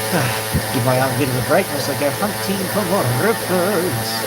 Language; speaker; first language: English; native; English